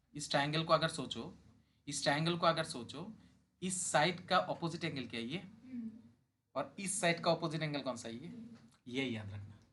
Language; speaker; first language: Hindi; non-native, local second language; Bangla